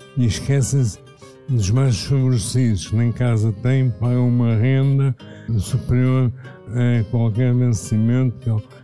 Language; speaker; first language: Portuguese; native; Portuguese